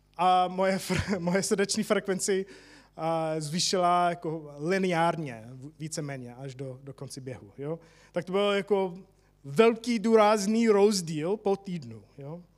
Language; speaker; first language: Czech; non-native, fluent; English